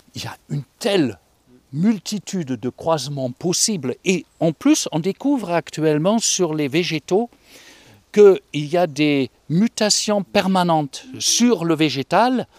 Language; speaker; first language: French; non-native, fluent; German